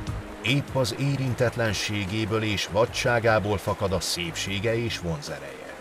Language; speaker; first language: Hungarian; native; Hungarian